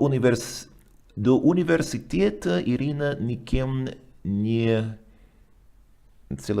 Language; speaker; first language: Russian; non-native, fluent; English